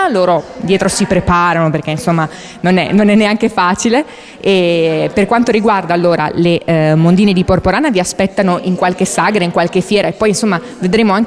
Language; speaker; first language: Italian; native; Italian